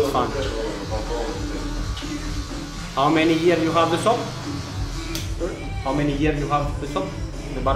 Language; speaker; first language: English; non-native, learner; Greek